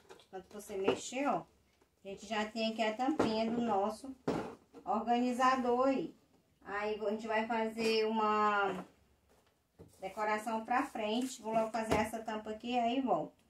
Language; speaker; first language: Portuguese; native; Portuguese